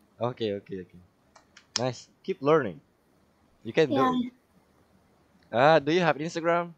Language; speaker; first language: English; non-native, learner; Indonesian